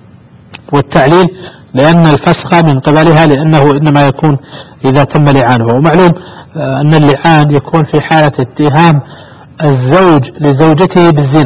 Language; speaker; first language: Arabic; native; Arabic